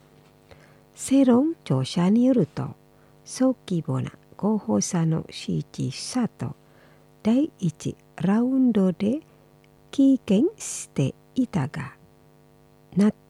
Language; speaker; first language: Japanese; non-native, fluent; Indonesian